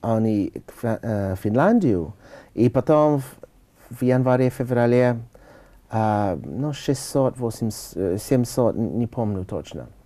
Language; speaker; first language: Russian; non-native, learner; English